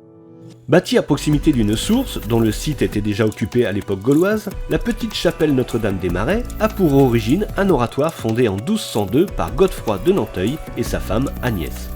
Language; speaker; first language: French; native; French